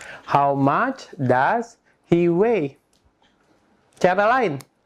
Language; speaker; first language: English; non-native, fluent; Indonesian